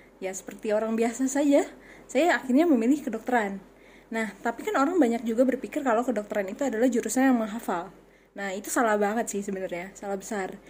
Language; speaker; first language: Indonesian; native; Indonesian